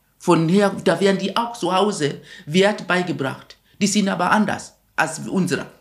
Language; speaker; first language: German; non-native, fluent; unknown